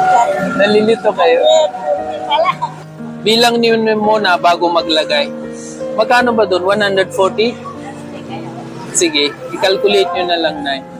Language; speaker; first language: Filipino; non-native, learner; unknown